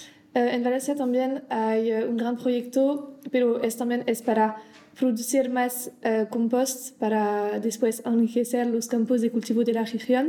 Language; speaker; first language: Spanish; non-native, learner; French